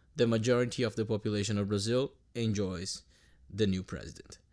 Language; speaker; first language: English; non-native, fluent; Portuguese